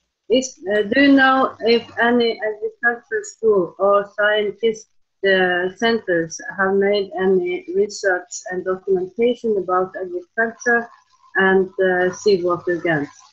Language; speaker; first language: English; non-native, fluent; Norwegian